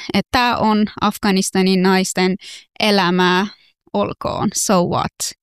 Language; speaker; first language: Finnish; non-native, fluent; Persian